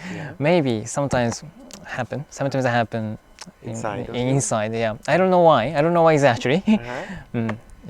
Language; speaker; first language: English; non-native, fluent; Japanese